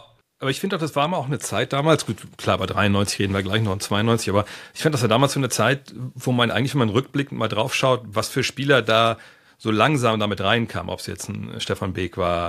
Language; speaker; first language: German; native; German